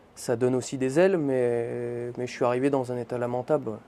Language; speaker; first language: French; native; French